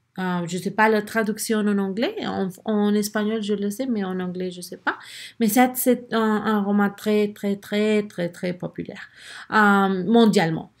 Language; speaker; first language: French; non-native, learner; Spanish